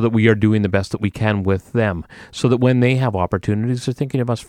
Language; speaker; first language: English; native; English